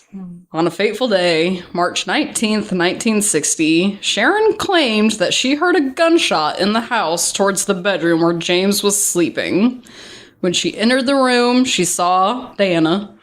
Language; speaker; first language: English; native; English